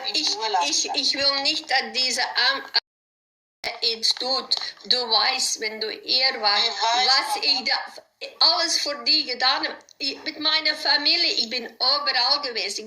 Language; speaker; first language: German; non-native, learner; Dutch